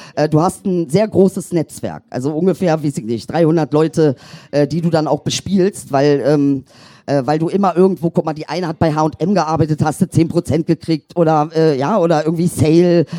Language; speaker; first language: German; native; German